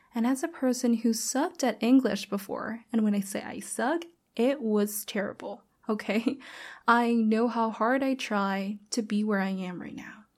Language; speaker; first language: English; non-native, fluent; Thai